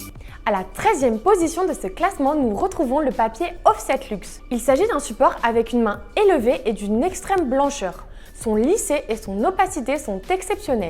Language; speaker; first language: French; native; French